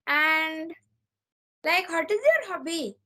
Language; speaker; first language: English; non-native, learner; Marathi